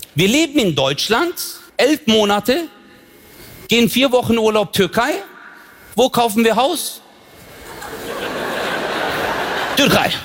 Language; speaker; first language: German; early bilingual, other home language; Turkish